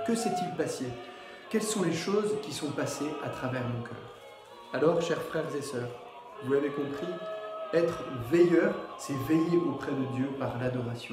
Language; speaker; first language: French; native; French